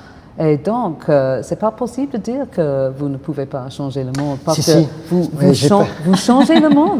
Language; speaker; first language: French; non-native, fluent; English